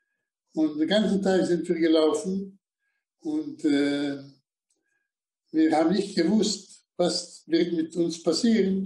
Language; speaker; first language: German; non-native, fluent; Slovak